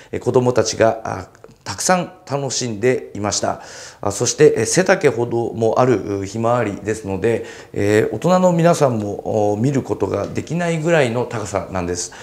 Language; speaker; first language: Japanese; native; Japanese